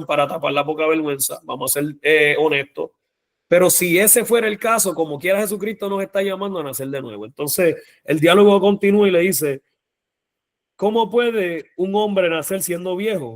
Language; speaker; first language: Spanish; native; Spanish